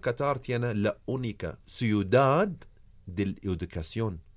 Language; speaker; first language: Spanish; non-native, learner; Arabic